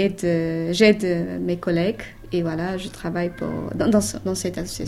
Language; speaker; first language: French; non-native, fluent; Persian